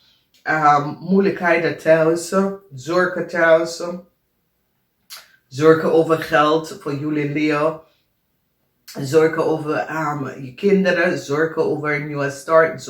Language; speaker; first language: Dutch; non-native, learner; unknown